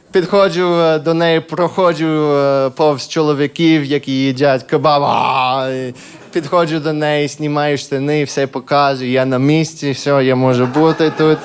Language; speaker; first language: Ukrainian; non-native, fluent; English